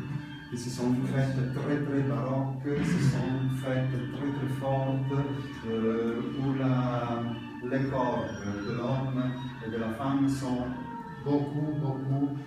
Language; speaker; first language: French; non-native, learner; Italian